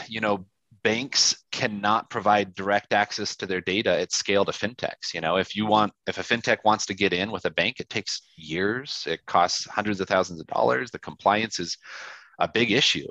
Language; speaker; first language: English; native; English